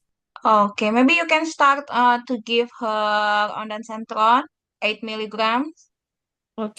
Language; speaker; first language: English; non-native, fluent; Indonesian